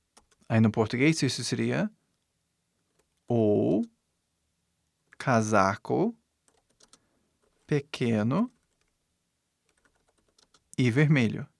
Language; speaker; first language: Portuguese; non-native, fluent; English